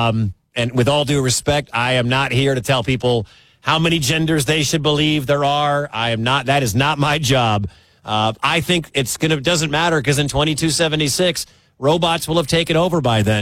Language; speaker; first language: English; native; English